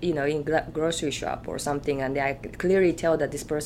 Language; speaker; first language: English; non-native, fluent; Japanese